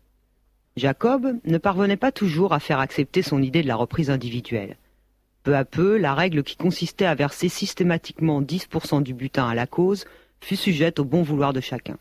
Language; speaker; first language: French; native; French